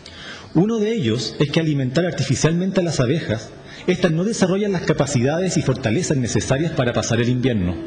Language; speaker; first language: Spanish; native; Spanish